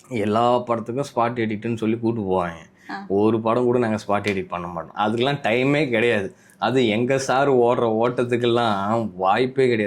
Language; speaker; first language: Tamil; native; Tamil